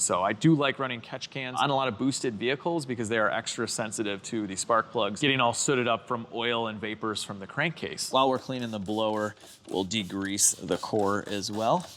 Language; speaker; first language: English; native; English